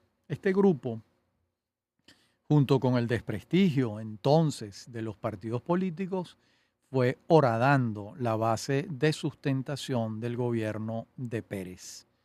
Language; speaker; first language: Spanish; native; Spanish